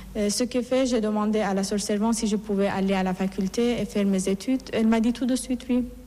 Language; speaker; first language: French; non-native, fluent; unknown